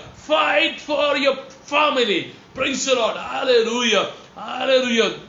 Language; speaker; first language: English; non-native, local second language; Malayalam